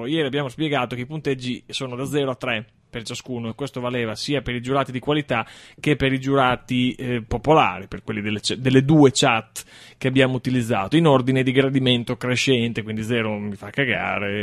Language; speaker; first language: Italian; native; Italian